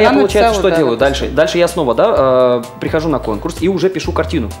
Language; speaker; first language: Russian; native; Russian